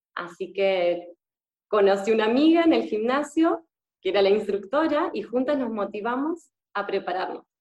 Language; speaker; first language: Spanish; native; Spanish